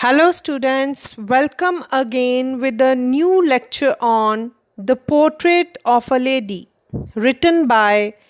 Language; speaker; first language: English; non-native, local second language; Punjabi